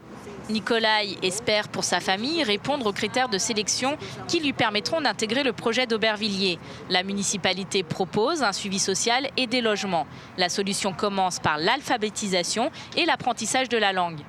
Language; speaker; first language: French; native; French